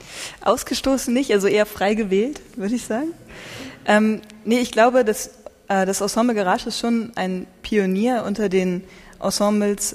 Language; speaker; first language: German; native; German